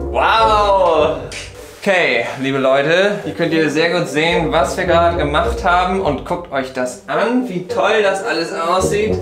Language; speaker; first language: German; native; German